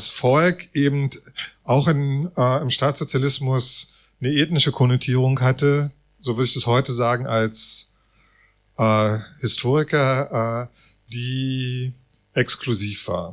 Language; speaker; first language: German; native; German